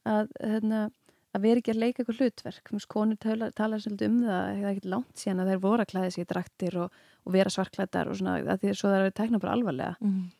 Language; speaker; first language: Icelandic; native; Icelandic